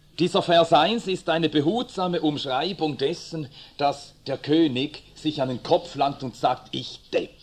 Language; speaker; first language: German; early bilingual, other home language; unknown